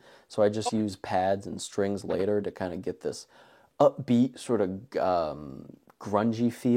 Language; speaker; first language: English; native; English